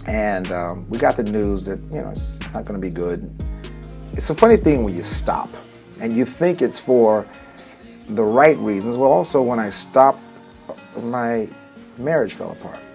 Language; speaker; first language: English; native; English